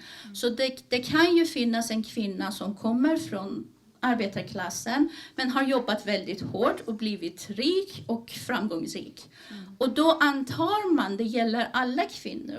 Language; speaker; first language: Swedish; early bilingual, other home language; Persian